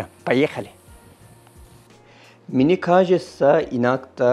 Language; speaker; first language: Russian; non-native, learner; Turkish